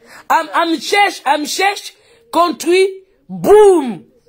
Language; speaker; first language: English; non-native, learner; Lingala